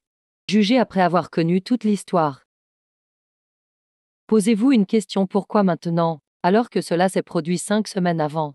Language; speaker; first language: French; non-native, learner; Tibetan